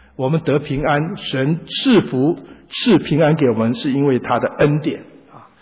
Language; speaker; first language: Chinese; native; Chinese